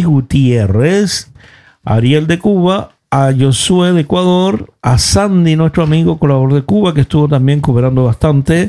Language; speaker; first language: Spanish; native; Spanish